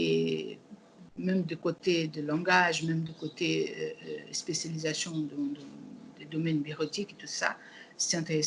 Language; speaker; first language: French; non-native, learner; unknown